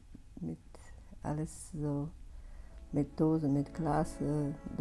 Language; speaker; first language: German; non-native, learner; Russian